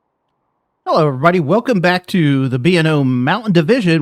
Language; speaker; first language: English; native; English